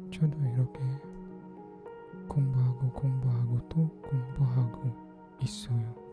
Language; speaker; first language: Korean; non-native, learner; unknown